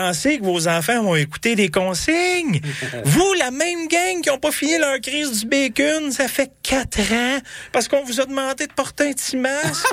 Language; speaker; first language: French; native; French